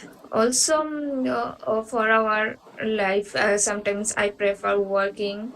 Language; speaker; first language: English; non-native, learner; Bangla